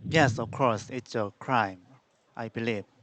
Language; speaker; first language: English; non-native, learner; Korean